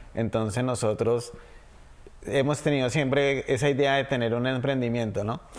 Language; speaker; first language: Spanish; native; Spanish